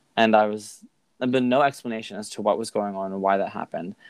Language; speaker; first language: English; native; English